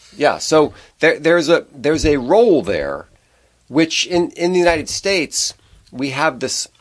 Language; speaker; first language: English; native; English